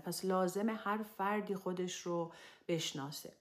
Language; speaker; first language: Persian; native; Persian